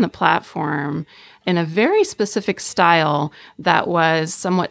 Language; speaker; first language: English; native; English